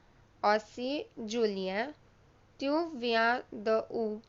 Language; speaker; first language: French; non-native, learner; Hindi